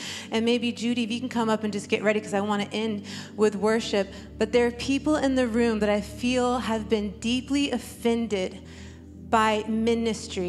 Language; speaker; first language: English; native; English